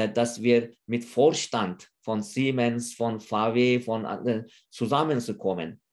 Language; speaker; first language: German; non-native, fluent; Uyghur